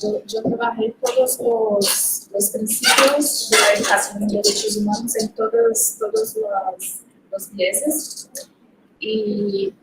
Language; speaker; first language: Spanish; non-native, fluent; Portuguese